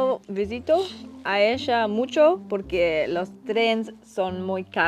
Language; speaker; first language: Spanish; non-native, learner; English